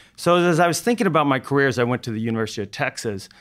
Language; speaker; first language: English; native; English